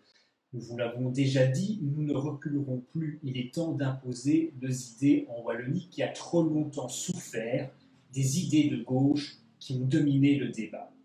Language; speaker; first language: French; native; French